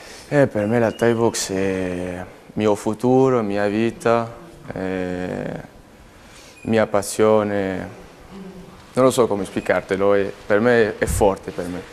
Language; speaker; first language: Italian; non-native, fluent; Spanish